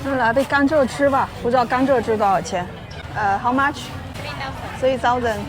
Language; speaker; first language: Chinese; native; Chinese